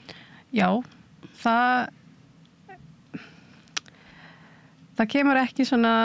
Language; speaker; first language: Icelandic; non-native, learner; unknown